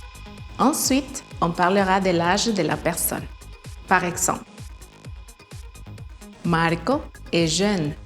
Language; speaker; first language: French; non-native, fluent; Spanish